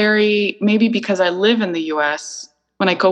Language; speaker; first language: English; early bilingual, other home language; Icelandic